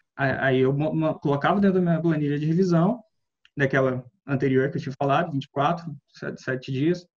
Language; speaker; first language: Portuguese; native; Portuguese